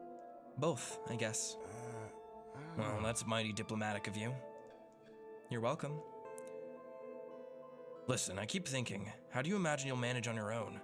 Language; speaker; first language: English; native; English